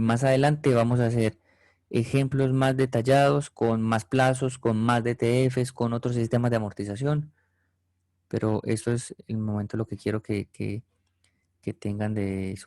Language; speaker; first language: Spanish; native; Spanish